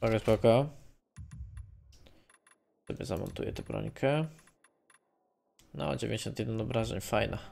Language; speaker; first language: Polish; native; Polish